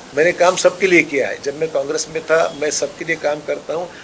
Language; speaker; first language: Hindi; non-native, local second language; Marathi